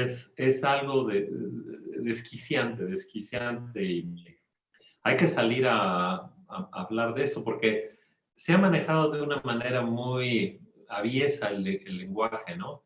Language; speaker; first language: Spanish; native; Spanish